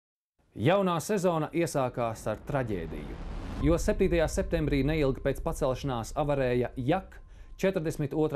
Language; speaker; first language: Latvian; native; Latvian